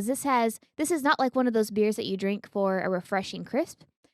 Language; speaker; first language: English; native; English